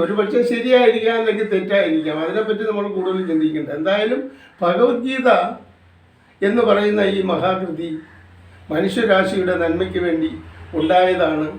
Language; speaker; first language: Malayalam; native; Malayalam